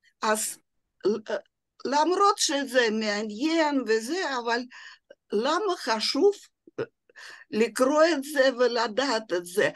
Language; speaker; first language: Hebrew; non-native, fluent; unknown